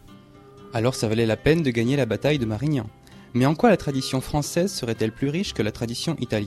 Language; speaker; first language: French; native; French